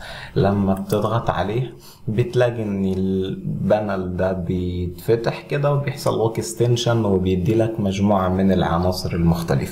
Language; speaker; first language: Arabic; native; Arabic